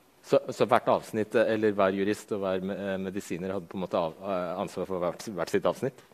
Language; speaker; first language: Norwegian; native; Norwegian